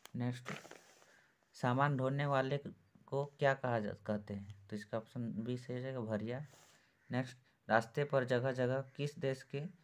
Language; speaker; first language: Hindi; native; Hindi